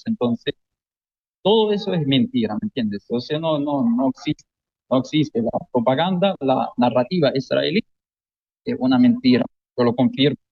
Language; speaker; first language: Spanish; non-native, fluent; Arabic